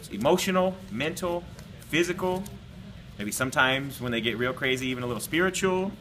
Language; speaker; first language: English; native; English